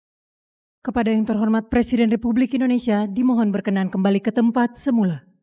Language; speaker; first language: Indonesian; native; Indonesian